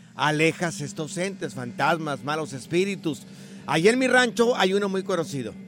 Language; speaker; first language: Spanish; native; Spanish